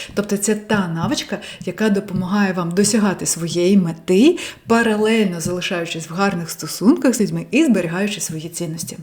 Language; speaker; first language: Ukrainian; non-native, local second language; Russian